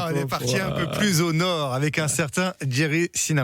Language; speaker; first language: French; native; French